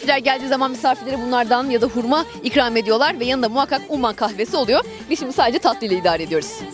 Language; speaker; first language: Turkish; native; Turkish